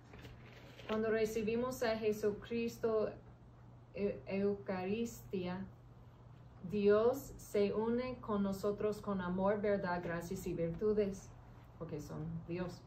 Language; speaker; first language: Spanish; early bilingual, heritage; English